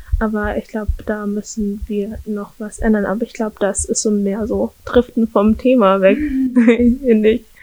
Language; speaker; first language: German; early bilingual, other home language; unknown